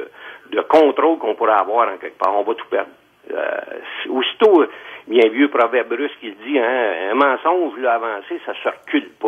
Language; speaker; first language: French; native; French